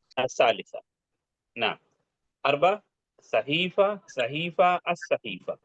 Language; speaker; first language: Urdu; native; Urdu